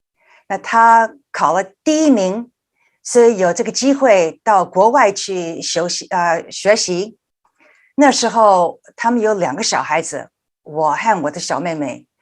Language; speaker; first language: Chinese; early bilingual, heritage; Chinese